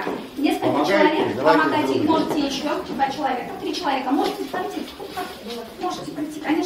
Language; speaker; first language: Russian; native; Russian